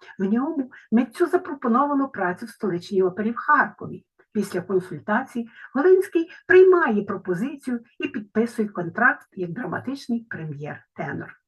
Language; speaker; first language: Ukrainian; native; Ukrainian